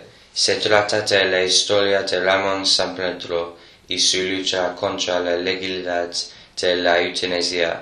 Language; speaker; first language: Spanish; non-native, learner; English